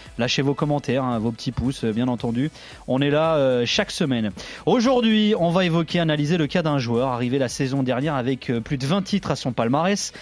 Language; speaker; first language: French; native; French